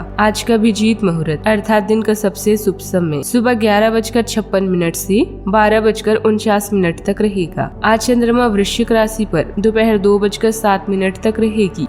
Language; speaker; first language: Hindi; native; Hindi